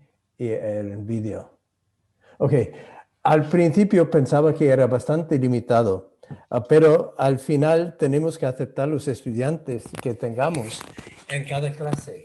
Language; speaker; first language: Spanish; non-native, fluent; English